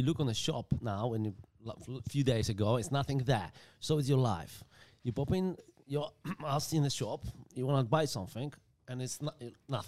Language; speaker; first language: English; non-native, learner; Polish